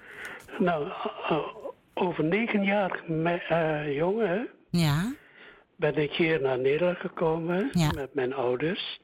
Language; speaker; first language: Dutch; early bilingual, other home language; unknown